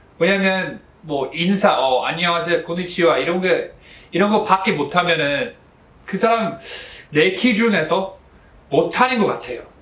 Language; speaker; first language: Korean; non-native, fluent; English